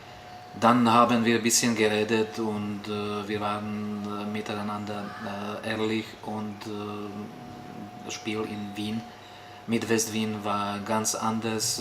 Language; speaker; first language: German; non-native, fluent; Slovak